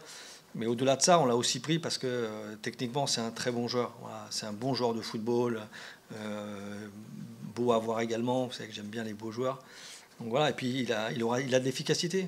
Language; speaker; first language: French; native; French